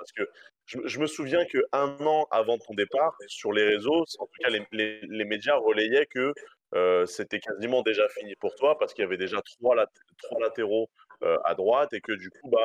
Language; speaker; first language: French; native; French